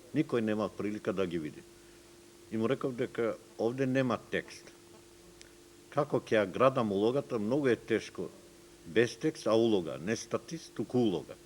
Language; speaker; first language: Macedonian; non-native, local second language; Turkish